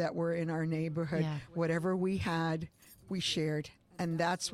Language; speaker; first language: English; early bilingual, other home language; Spanish